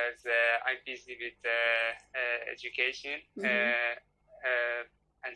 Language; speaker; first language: English; non-native, learner; Persian